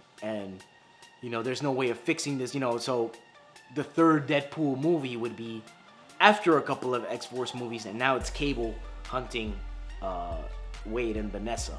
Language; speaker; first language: English; native; English